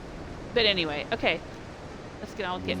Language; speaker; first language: English; native; English